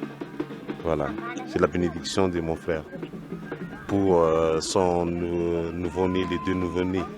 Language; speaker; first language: French; non-native, local second language; Malagasy